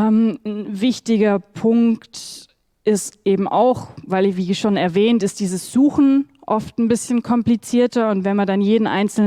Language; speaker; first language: German; native; German